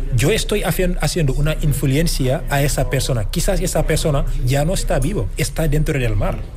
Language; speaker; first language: Spanish; non-native, fluent; Wolof